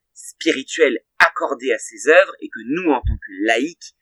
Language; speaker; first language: French; native; French